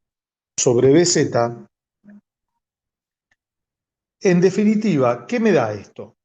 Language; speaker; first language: Spanish; native; Spanish